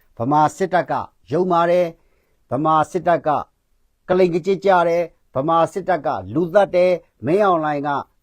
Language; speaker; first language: Burmese; non-native, local second language; Kachin